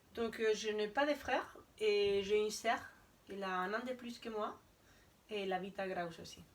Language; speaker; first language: French; non-native, fluent; Spanish